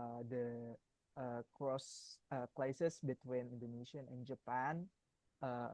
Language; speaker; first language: English; non-native, learner; Indonesian